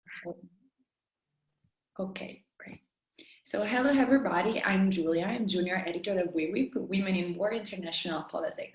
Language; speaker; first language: English; non-native, fluent; Italian